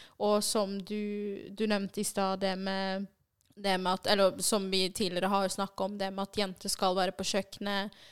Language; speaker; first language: Norwegian; early bilingual, other home language; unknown